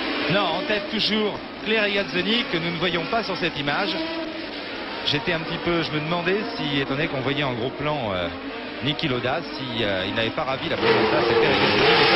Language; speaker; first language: French; native; French